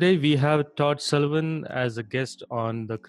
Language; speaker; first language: English; non-native, local second language; Hindi